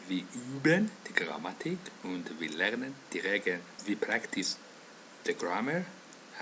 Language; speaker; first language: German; non-native, fluent; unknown